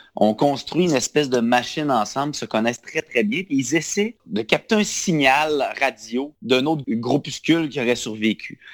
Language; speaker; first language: French; native; French